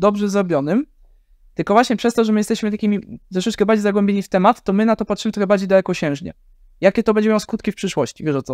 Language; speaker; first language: Polish; native; Polish